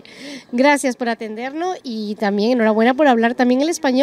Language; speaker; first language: Spanish; native; Spanish